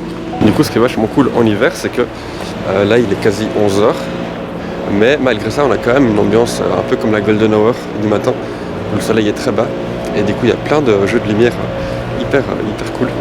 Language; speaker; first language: French; native; French